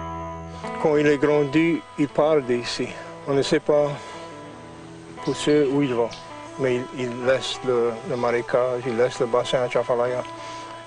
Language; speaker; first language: French; non-native, local second language; English